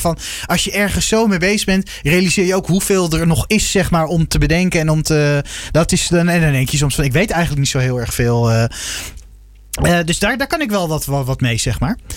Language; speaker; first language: Dutch; native; Dutch